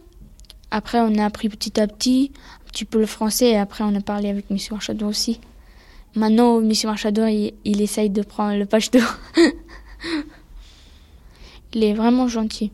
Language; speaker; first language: French; early bilingual, other home language; Pashto